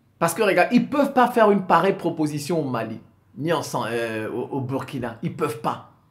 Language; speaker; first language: French; non-native, local second language; Sango